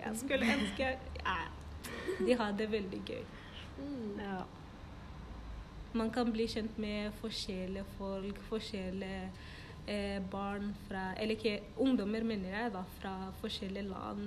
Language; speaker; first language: Norwegian; early bilingual, other home language; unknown